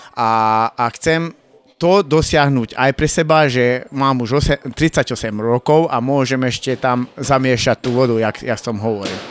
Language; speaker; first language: Slovak; non-native, local second language; Hungarian